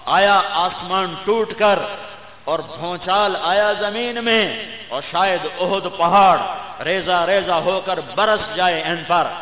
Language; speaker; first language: Urdu; non-native, local second language; Punjabi